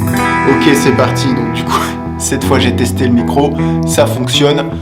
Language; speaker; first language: French; native; French